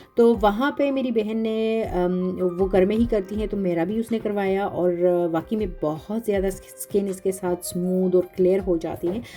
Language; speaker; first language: Urdu; non-native, local second language; Pashto